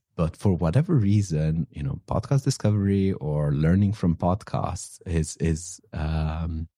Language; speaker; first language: English; non-native, fluent; Romanian